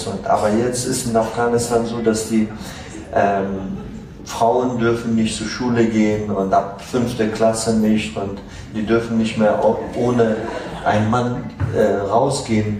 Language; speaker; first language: German; non-native, fluent; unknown